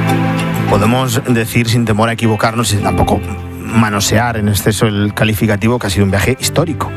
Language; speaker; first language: Spanish; native; Spanish